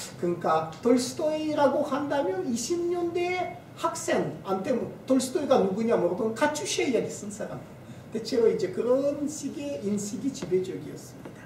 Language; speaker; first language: Korean; non-native, fluent; Russian